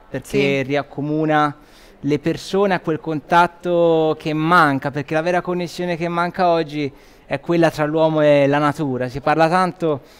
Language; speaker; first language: Italian; native; Italian